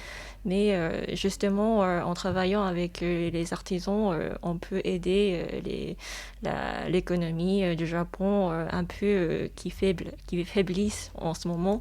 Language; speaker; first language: French; non-native, fluent; Japanese